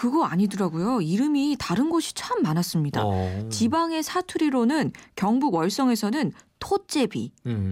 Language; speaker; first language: Korean; native; Korean